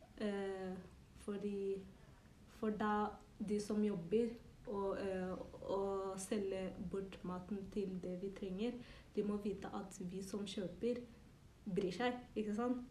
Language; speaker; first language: Norwegian; early bilingual, other home language; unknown